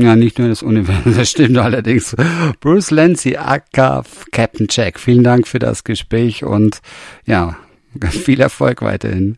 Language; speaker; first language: German; native; German